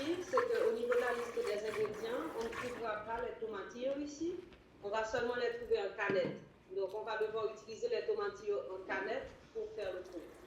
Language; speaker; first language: French; native; French